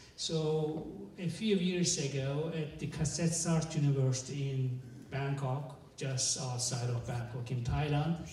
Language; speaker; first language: English; non-native, fluent; Turkish